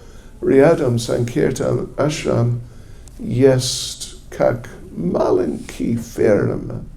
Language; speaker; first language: Russian; non-native, learner; English